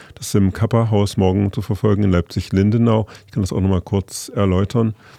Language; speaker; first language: German; native; German